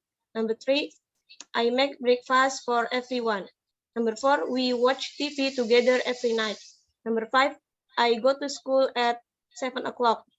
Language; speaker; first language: English; non-native, learner; Indonesian